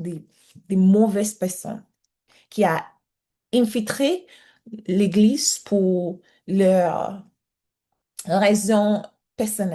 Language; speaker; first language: French; non-native, learner; English